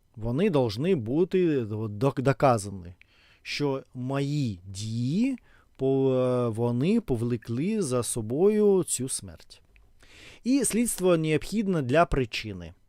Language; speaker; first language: Ukrainian; non-native, local second language; Russian